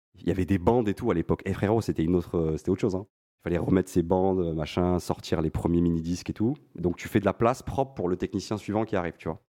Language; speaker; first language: French; native; French